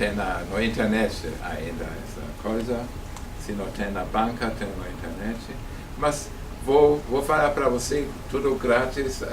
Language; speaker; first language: Portuguese; non-native, fluent; German